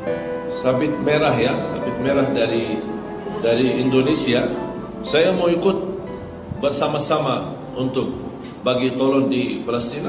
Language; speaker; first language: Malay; non-native, fluent; Arabic